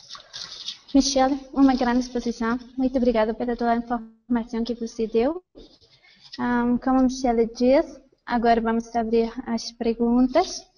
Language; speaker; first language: Portuguese; non-native, fluent; Spanish